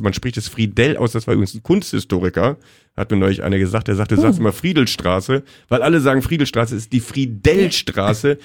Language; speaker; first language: German; native; German